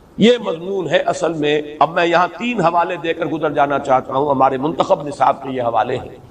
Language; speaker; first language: Urdu; native; Urdu